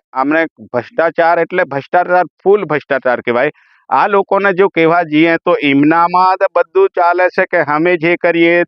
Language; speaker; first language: Gujarati; non-native, local second language; Rathawi